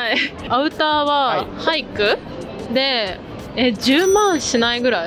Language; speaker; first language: Japanese; native; Japanese